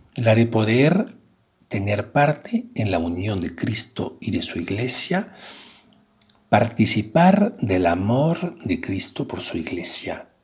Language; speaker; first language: Spanish; non-native, fluent; French